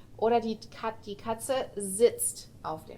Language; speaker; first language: German; non-native, fluent; English